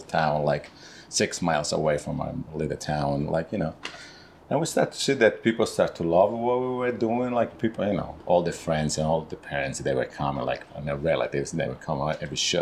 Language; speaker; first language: English; non-native, fluent; Italian